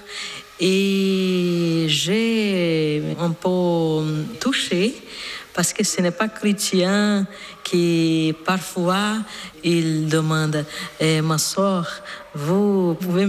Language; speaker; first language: French; non-native, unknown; Portuguese